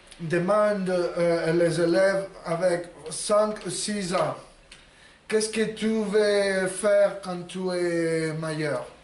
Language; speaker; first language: French; non-native, learner; Spanish